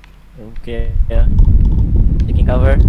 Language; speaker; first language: English; non-native, fluent; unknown